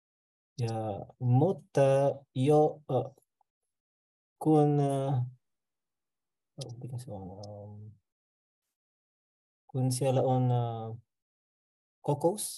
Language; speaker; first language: Finnish; non-native, learner; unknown